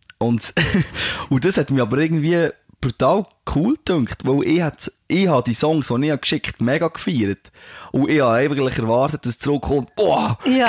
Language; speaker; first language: German; native; German